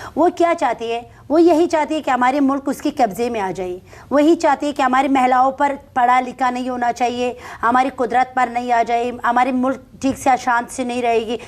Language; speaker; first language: Hindi; non-native, fluent; Persian